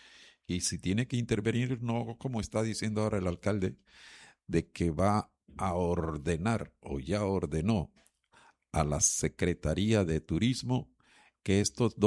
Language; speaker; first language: Spanish; native; Spanish